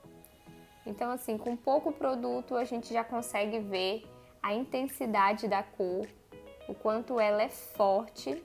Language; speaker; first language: Portuguese; native; Portuguese